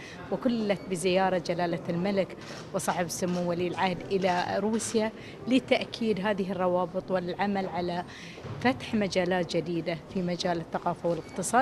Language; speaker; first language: Arabic; native; Arabic